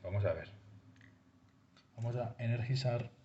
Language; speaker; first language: Spanish; native; Spanish